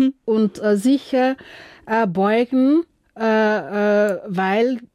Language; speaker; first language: German; non-native, fluent; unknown